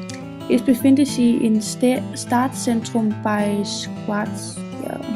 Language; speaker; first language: German; non-native, learner; Danish